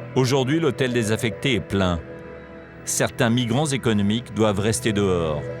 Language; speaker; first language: French; native; French